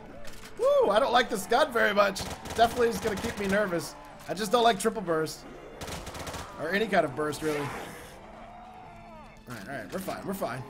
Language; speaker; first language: English; native; English